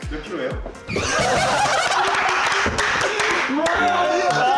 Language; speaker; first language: Korean; native; Korean